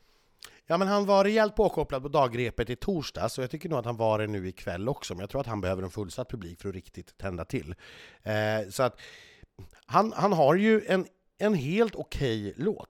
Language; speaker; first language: Swedish; native; Swedish